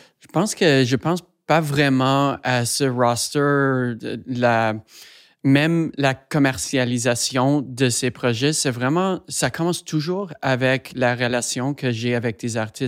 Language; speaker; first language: French; non-native, fluent; English